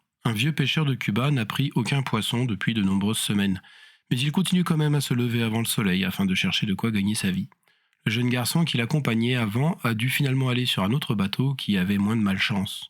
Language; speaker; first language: French; native; French